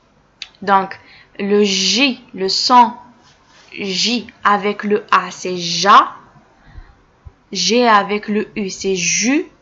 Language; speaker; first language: French; non-native, local second language; Arabic